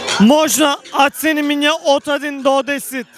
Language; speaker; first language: Russian; non-native, learner; Turkish